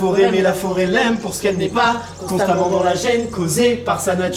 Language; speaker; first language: French; native; French